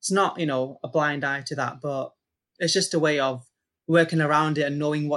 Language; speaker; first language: English; native; English